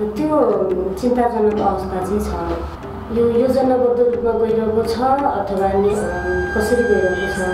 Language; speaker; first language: Nepali; non-native, local second language; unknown